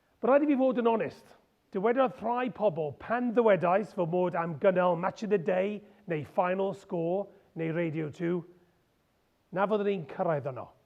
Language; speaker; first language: Welsh; non-native, local second language; English